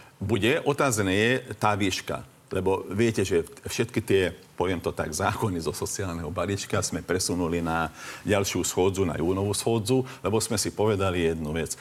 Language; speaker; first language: Slovak; non-native, local second language; Hungarian